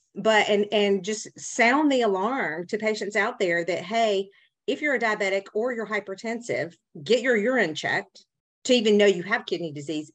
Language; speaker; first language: English; native; English